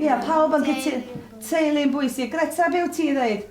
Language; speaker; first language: Welsh; native; Welsh